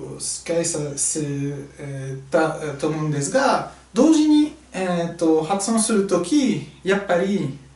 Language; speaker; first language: Japanese; non-native, fluent; French